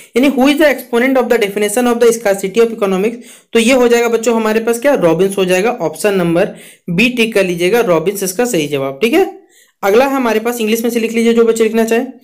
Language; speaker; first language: Hindi; native; Hindi